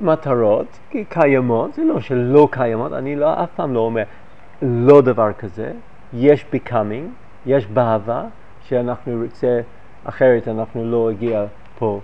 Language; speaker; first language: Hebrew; non-native, fluent; English